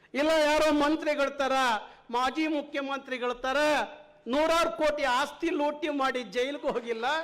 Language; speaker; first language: Kannada; native; Kannada